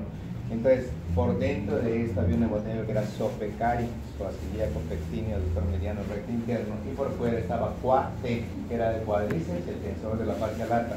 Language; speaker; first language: Spanish; native; Spanish